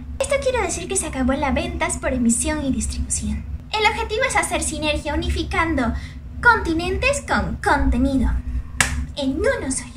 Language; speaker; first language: Spanish; native; Spanish